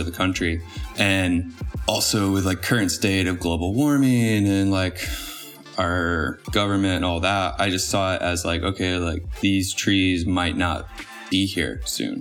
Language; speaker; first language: English; native; English